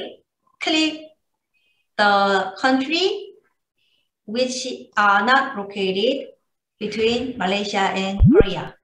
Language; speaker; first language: English; non-native, learner; Korean